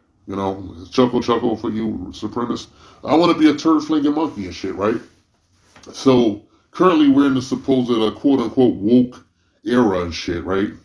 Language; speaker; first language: English; native; English